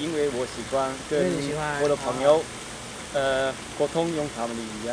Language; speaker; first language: Chinese; non-native, fluent; Dutch